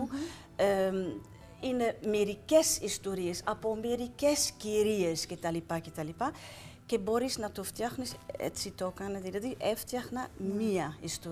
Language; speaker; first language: Greek; non-native, fluent; Dutch